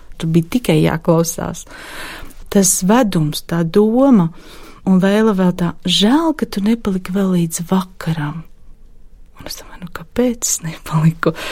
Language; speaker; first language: Latvian; native; Latvian